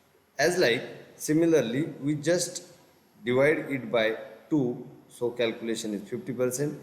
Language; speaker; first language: English; non-native, local second language; Marathi